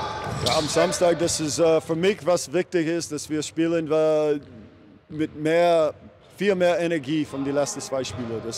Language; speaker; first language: German; non-native, learner; English